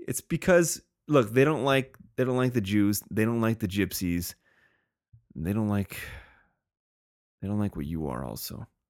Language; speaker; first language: English; native; English